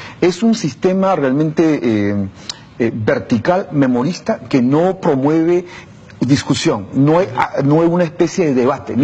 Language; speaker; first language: Spanish; non-native, local second language; Shipibo-Conibo